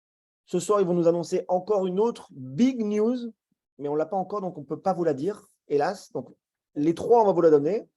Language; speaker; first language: French; native; French